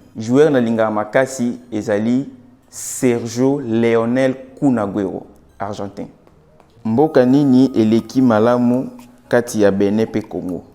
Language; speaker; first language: Lingala; non-native, local second language; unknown